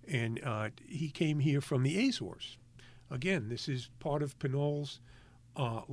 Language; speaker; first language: English; native; English